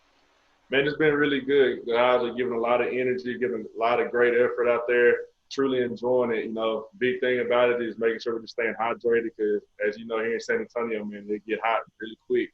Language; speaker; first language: English; native; English